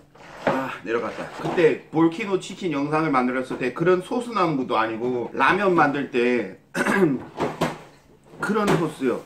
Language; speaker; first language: Korean; non-native, fluent; English